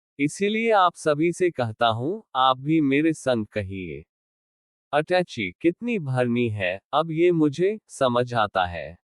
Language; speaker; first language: Hindi; non-native, local second language; Marathi